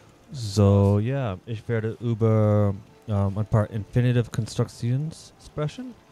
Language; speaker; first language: German; non-native, learner; English